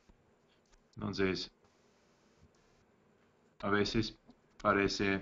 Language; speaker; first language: Spanish; non-native, learner; English